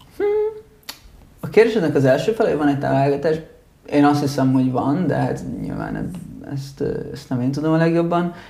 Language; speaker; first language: Hungarian; early bilingual, other home language; Italian